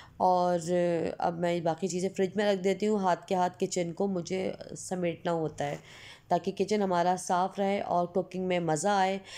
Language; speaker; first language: Hindi; native; Hindi